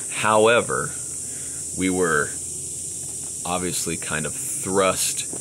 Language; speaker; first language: English; native; English